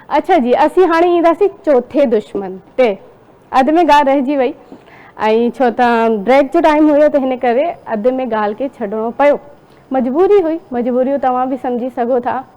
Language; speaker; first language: Sindhi; non-native, local second language; Urdu